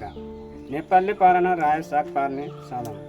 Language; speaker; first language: Malayalam; non-native, learner; Nepali